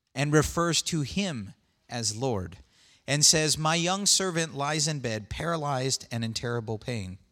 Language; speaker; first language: English; native; English